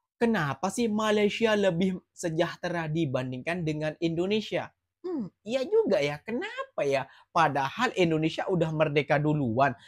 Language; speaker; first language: Indonesian; native; Indonesian